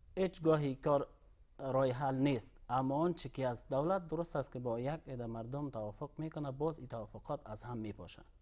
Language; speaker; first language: Persian; native; Persian